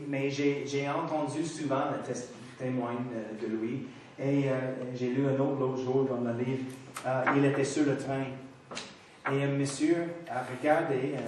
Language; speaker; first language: French; non-native, fluent; English